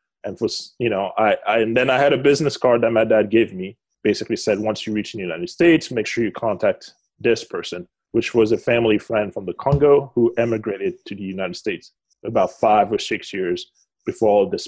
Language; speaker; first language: English; non-native, fluent; Lingala